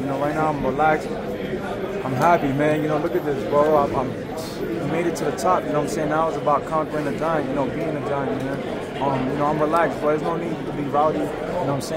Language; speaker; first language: English; early bilingual, other home language; Spanish